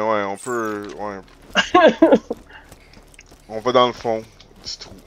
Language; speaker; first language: French; native; French